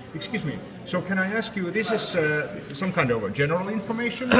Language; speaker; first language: English; non-native, fluent; Finnish